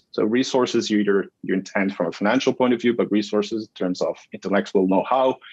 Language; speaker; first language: English; non-native, fluent; Dutch